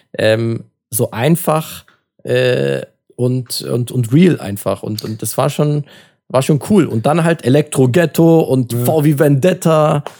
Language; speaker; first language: German; early bilingual, other home language; Turkish